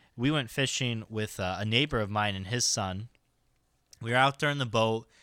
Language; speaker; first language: English; native; English